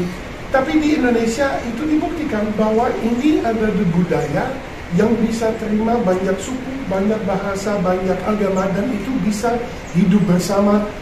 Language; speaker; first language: Indonesian; non-native, fluent; Dutch